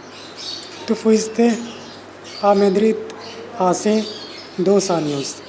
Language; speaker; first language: Spanish; non-native, learner; Urdu